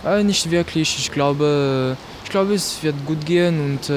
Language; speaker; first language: German; non-native, local second language; French